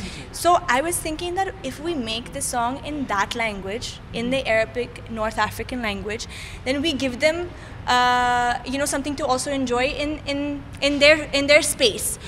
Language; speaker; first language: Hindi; non-native, fluent; Arabic